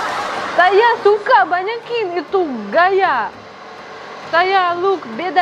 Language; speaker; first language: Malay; non-native, learner; Russian